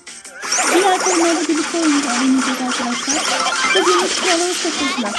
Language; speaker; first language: Turkish; native; Turkish